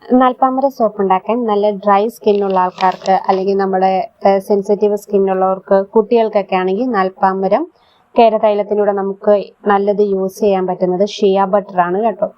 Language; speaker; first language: Malayalam; native; Malayalam